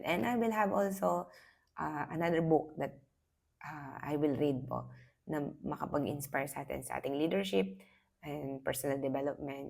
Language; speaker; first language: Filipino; native; Filipino